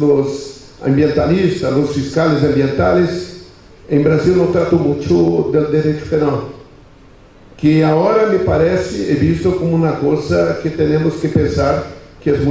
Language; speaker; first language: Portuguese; non-native, learner; Spanish